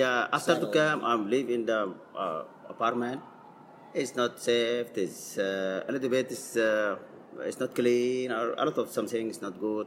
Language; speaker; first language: English; non-native, learner; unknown